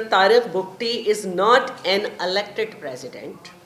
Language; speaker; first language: English; non-native, local second language; Urdu